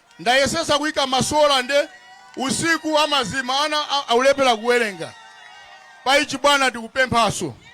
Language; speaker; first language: Nyanja; non-native, local second language; Tumbuka